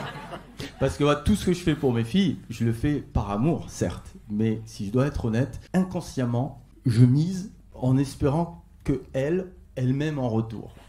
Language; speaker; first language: French; native; French